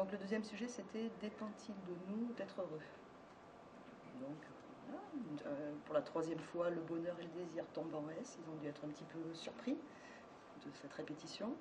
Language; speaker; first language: French; native; French